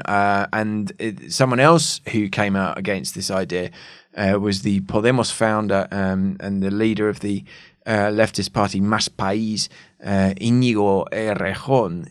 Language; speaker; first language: English; native; English